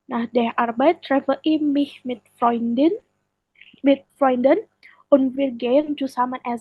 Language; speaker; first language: German; non-native, learner; Indonesian